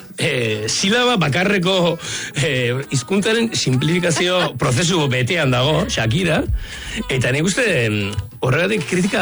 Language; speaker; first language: Basque; native; Basque